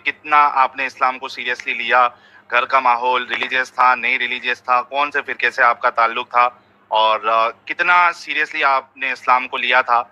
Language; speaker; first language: Hindi; native; Hindi